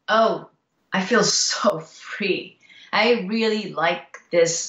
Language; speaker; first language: English; non-native, fluent; Japanese